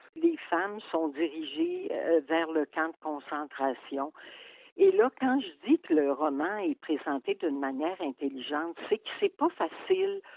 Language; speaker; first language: French; native; French